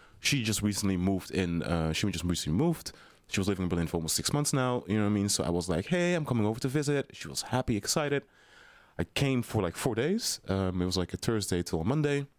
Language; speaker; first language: English; non-native, fluent; Dutch